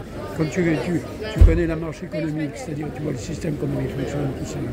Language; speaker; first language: French; native; French